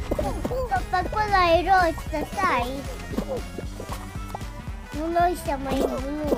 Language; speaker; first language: Italian; early bilingual, heritage; Italian